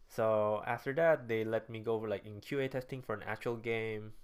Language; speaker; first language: English; non-native, local second language; Cebuano